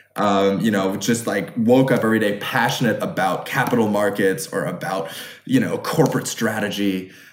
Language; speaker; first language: English; early bilingual, other home language; Chinese